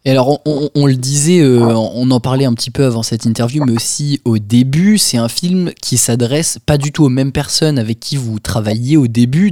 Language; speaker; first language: French; native; French